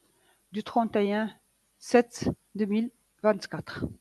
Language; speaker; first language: French; non-native, local second language; Arabic